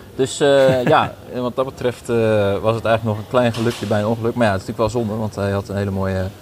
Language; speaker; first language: Dutch; native; Dutch